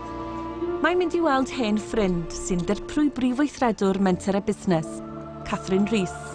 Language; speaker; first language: Welsh; native; Welsh